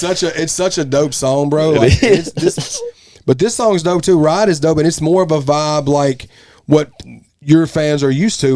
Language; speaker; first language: English; native; English